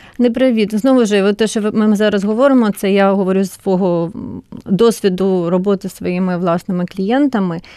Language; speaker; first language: Ukrainian; non-native, local second language; Russian